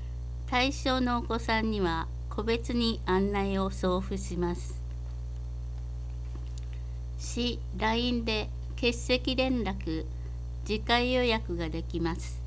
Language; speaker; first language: Japanese; native; Japanese